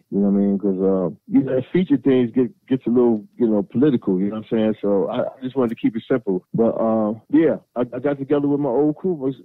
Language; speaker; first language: English; native; English